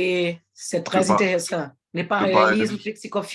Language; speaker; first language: French; non-native, fluent; Portuguese